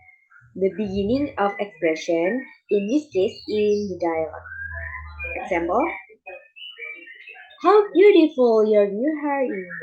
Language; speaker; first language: English; non-native, fluent; Indonesian